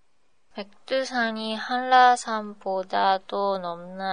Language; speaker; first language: Korean; non-native, learner; Japanese